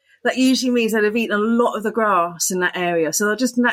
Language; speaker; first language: English; native; English